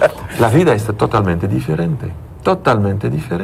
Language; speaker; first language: Spanish; non-native, learner; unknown